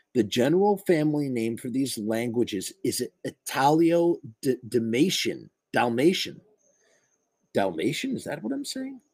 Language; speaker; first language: English; native; English